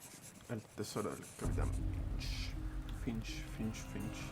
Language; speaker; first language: Spanish; native; Spanish